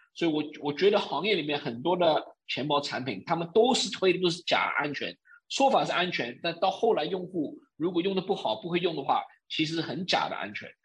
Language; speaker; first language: Chinese; early bilingual, heritage; Chinese